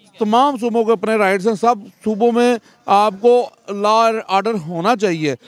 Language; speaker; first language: Urdu; non-native, local second language; Punjabi